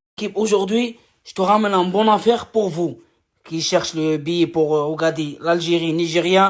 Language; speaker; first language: French; non-native, learner; Arabic